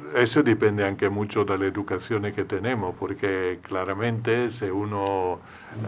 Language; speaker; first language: Spanish; non-native, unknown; Italian